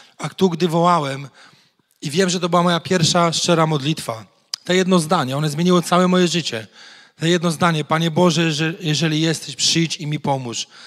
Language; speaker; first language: Polish; native; Polish